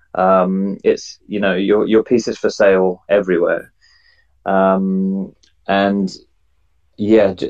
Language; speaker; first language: English; native; English